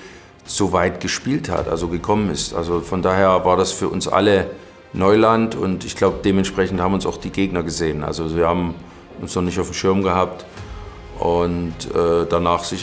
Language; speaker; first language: German; native; German